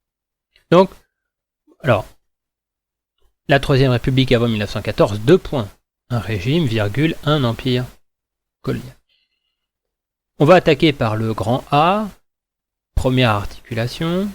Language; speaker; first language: French; native; French